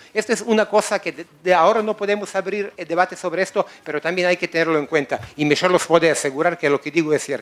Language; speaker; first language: Spanish; native; Spanish